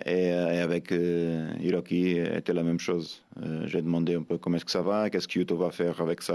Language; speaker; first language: French; non-native, fluent; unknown